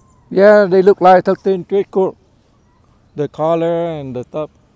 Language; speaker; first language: English; non-native, learner; Vietnamese